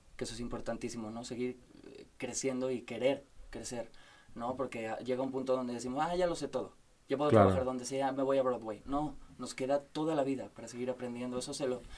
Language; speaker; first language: Spanish; native; Spanish